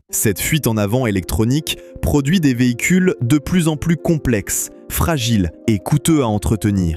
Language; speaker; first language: French; native; French